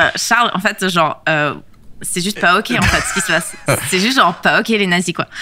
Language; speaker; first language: French; native; French